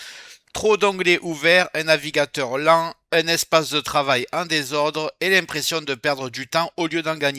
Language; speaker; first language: French; native; French